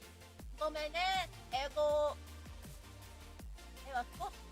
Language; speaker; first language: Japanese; non-native, learner; English